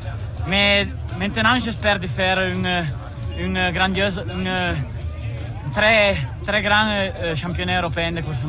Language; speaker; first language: French; non-native, learner; Italian